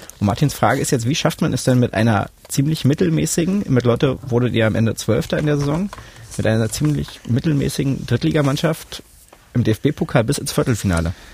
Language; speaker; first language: German; native; German